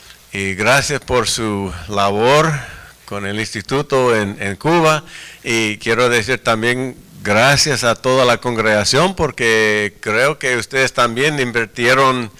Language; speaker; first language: Spanish; non-native, fluent; English